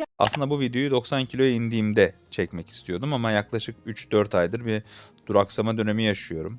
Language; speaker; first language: Turkish; native; Turkish